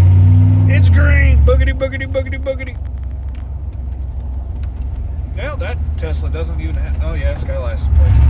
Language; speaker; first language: English; native; English